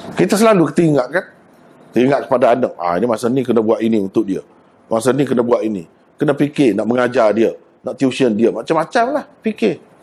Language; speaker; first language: Malay; native; Malay